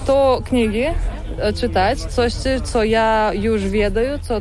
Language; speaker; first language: Polish; non-native, learner; Russian